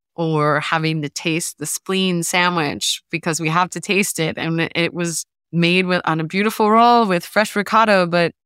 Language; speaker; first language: English; native; English